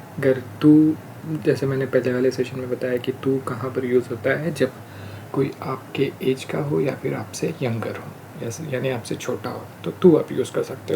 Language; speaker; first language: Hindi; non-native, local second language; Marathi